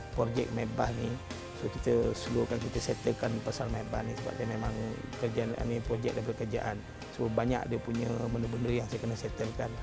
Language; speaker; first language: Malay; non-native, local second language; Tamil